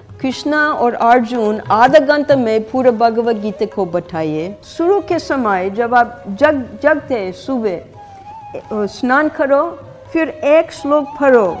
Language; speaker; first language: Hindi; non-native, fluent; English